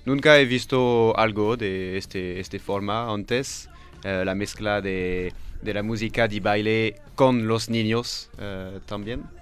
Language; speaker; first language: Spanish; non-native, learner; French